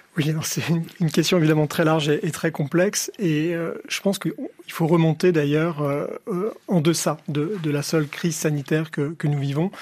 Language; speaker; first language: French; native; French